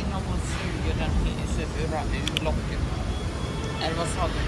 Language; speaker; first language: Swedish; early bilingual, other home language; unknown